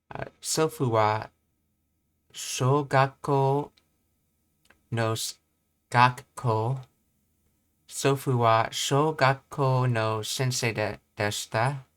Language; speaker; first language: Japanese; non-native, learner; English